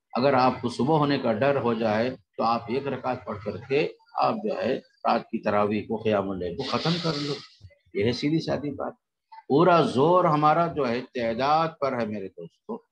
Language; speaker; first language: Urdu; native; Urdu